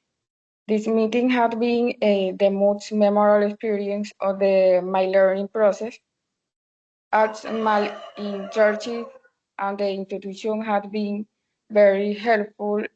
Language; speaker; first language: English; non-native, learner; Spanish